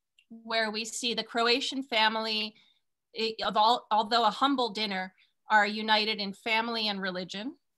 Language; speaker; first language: English; early bilingual, other home language; Spanish